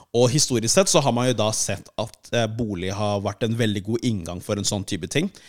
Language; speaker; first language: Norwegian; early bilingual, other home language; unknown